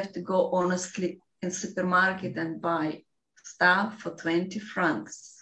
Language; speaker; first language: English; non-native, fluent; Russian